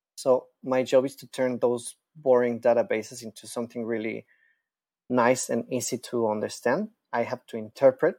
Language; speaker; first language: English; non-native, fluent; Spanish